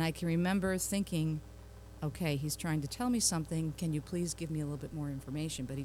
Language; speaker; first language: English; native; English